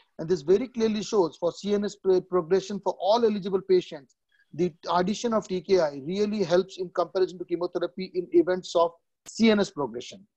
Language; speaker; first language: English; non-native, local second language; Odia